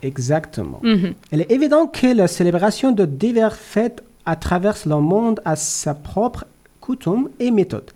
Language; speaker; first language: French; non-native, learner; Persian